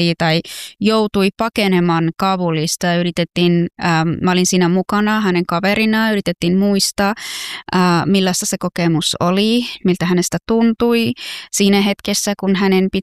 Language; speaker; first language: Finnish; non-native, fluent; Persian